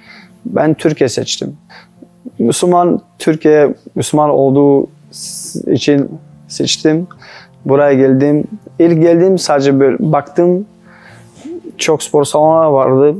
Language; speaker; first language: Turkish; non-native, learner; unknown